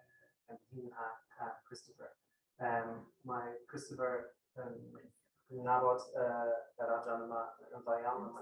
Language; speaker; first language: Welsh; non-native, fluent; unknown